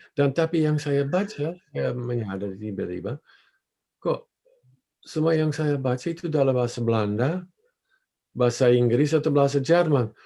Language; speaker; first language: Indonesian; non-native, fluent; Dutch